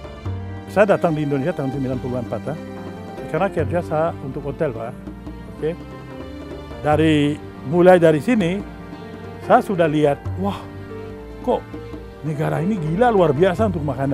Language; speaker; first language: Indonesian; non-native, learner; French